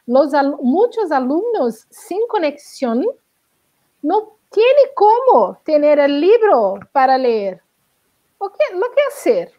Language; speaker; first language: Spanish; non-native, learner; Portuguese